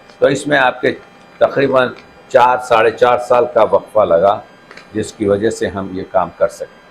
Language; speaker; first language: Urdu; native; Urdu